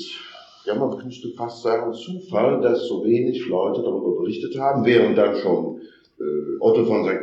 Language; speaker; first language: German; native; German